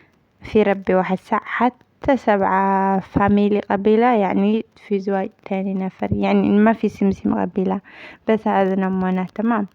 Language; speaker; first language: Arabic; non-native, learner; Amharic